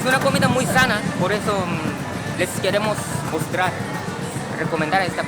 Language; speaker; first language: Spanish; non-native, fluent; Korean